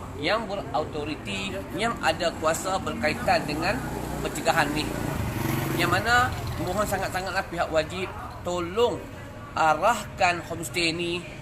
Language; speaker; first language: Malay; native; Malay